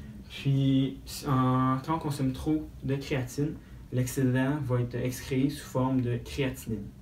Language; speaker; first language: French; native; French